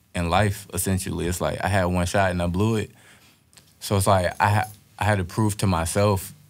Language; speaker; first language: English; native; English